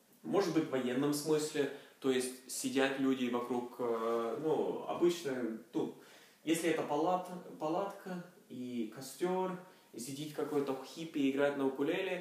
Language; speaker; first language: Russian; non-native, fluent; Norwegian